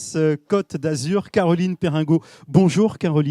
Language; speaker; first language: French; native; French